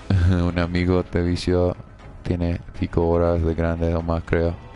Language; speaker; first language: Spanish; non-native, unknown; English